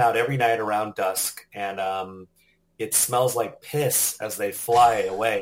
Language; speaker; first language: English; native; English